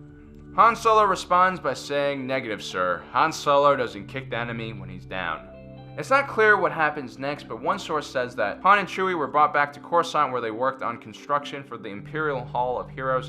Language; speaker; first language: English; native; English